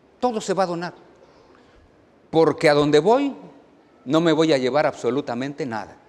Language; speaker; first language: Spanish; native; Spanish